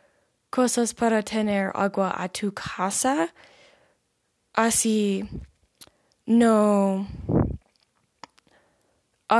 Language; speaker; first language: Spanish; non-native, learner; English